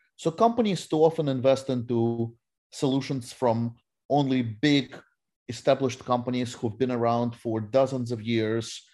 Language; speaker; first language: English; non-native, fluent; Russian